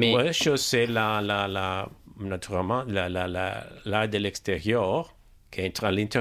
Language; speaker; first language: French; non-native, learner; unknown